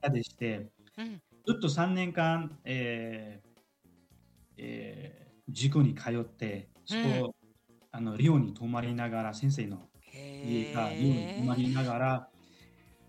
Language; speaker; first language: Japanese; non-native, fluent; Uzbek